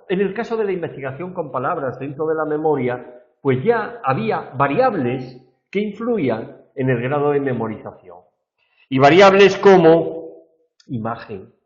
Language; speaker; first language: Spanish; native; Spanish